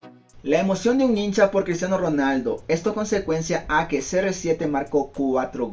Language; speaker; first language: Spanish; native; Spanish